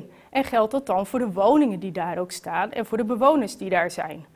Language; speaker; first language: Dutch; native; Dutch